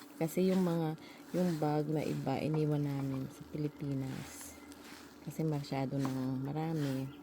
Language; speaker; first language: Filipino; non-native, local second language; Hiligaynon